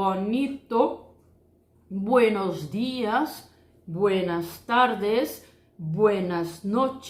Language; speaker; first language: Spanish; non-native, fluent; Portuguese